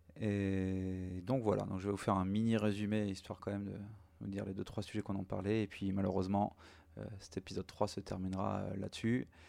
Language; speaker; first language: French; native; French